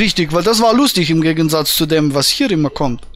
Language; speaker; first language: German; native; German